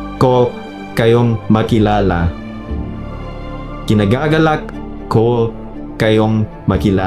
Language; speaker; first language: Filipino; non-native, learner; English